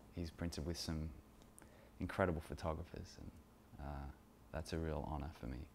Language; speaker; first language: English; native; English